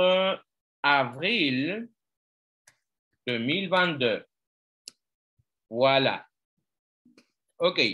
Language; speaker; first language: French; non-native, fluent; Spanish